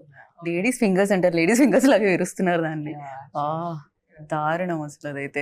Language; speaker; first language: Telugu; native; Telugu